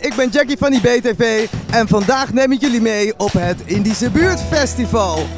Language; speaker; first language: Dutch; native; Dutch